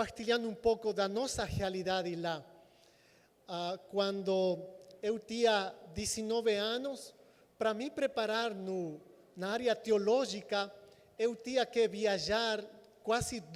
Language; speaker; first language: Portuguese; non-native, fluent; Spanish